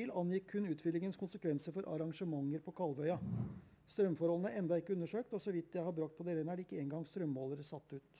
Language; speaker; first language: Norwegian; native; Norwegian